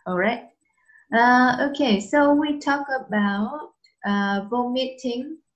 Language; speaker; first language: English; non-native, fluent; Vietnamese